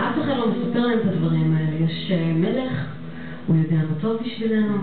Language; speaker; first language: Hebrew; native; Hebrew